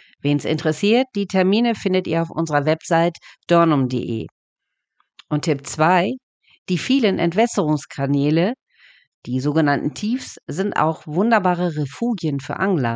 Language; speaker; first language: German; native; German